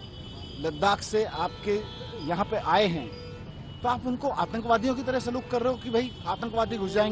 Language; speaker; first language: Hindi; native; Hindi